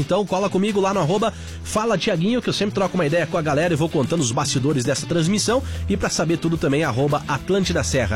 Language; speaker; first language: Portuguese; native; Portuguese